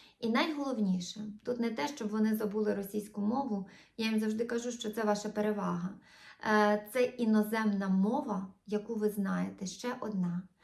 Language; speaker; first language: Ukrainian; non-native, local second language; Russian